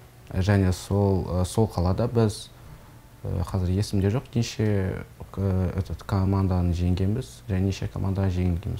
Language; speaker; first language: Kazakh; non-native, local second language; Russian